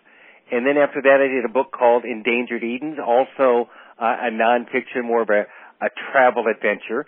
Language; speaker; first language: English; native; English